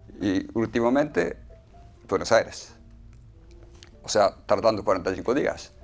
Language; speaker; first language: Spanish; non-native, fluent; Japanese